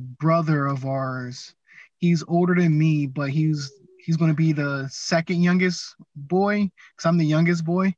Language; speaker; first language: English; native; English